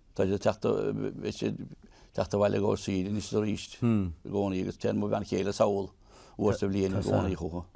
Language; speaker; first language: Irish; native; Irish